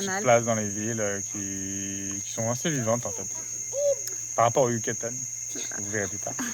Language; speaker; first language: French; native; French